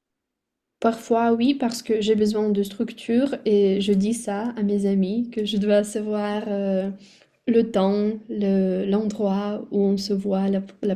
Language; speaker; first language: French; non-native, fluent; Russian